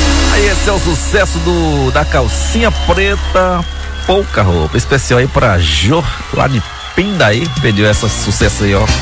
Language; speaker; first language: Portuguese; native; Portuguese